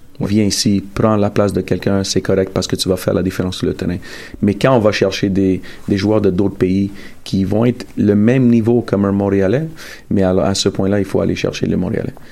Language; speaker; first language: French; early bilingual, other home language; Italian